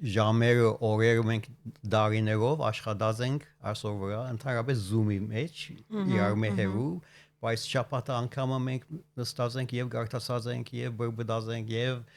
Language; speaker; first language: Armenian; early bilingual, heritage; Armenian